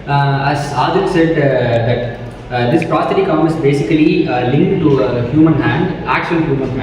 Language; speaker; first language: English; non-native, local second language; Tamil